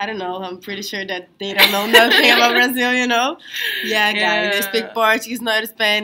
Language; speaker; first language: English; non-native, fluent; Portuguese